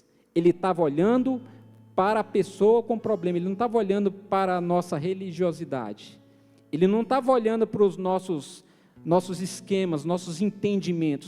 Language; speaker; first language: Portuguese; native; Portuguese